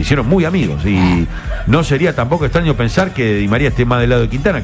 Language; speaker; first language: Spanish; native; Spanish